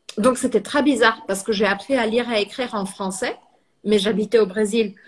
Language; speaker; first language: French; early bilingual, heritage; French